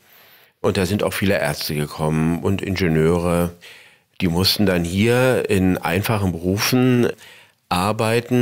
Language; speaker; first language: German; native; German